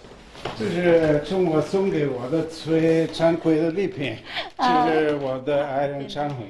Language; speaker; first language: Chinese; non-native, fluent; German